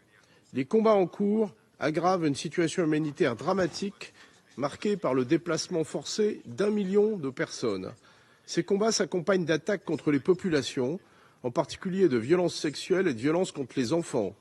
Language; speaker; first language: French; native; French